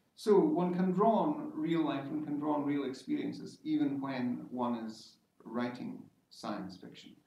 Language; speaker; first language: English; native; English